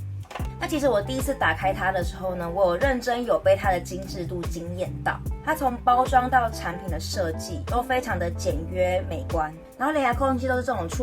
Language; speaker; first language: Chinese; native; Chinese